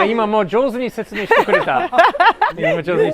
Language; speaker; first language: Japanese; non-native, learner; English